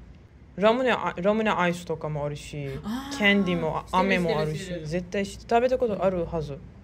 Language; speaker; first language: Japanese; non-native, fluent; Turkish